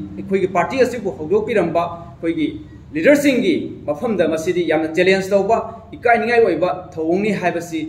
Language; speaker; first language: Manipuri; native; Manipuri